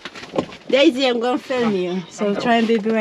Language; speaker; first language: English; native; English